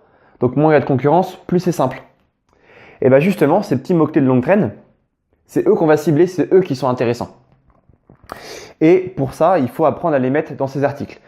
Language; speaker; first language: French; native; French